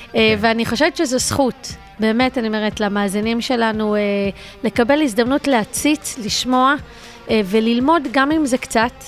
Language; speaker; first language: Hebrew; native; Hebrew